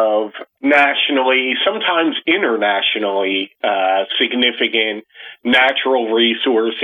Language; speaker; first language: English; native; English